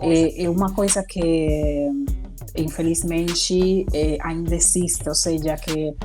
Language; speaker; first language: Portuguese; non-native, fluent; Spanish